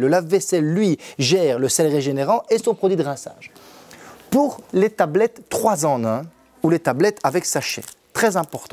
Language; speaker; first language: French; native; French